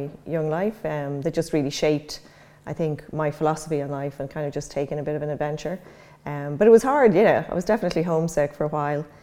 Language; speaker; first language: English; native; English